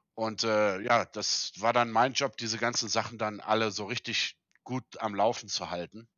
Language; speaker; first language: German; early bilingual, heritage; German